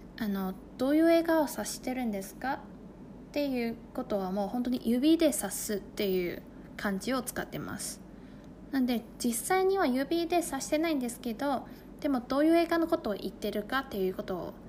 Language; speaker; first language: Japanese; non-native, fluent; Chinese